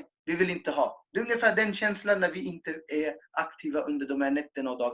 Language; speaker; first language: Swedish; non-native, fluent; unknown